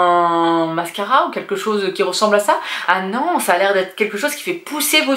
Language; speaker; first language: French; native; French